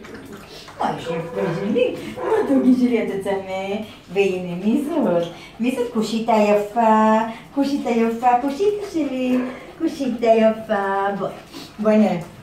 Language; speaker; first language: Hebrew; native; Hebrew